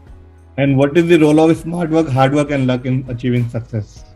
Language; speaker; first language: English; non-native, local second language; Hindi